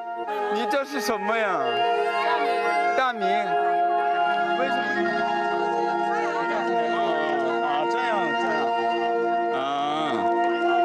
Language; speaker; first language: Chinese; non-native, fluent; Korean